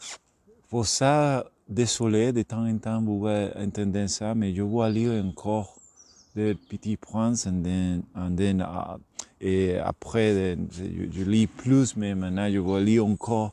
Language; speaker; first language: French; non-native, learner; Spanish